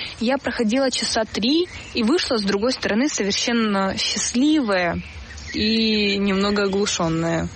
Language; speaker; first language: Russian; native; Russian